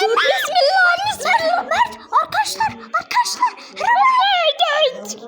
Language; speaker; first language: Turkish; native; Turkish